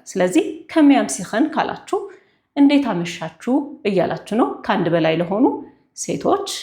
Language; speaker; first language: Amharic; non-native, local second language; Tigrinya